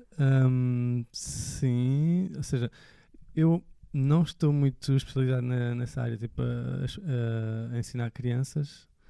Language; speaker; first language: Portuguese; early bilingual, other home language; French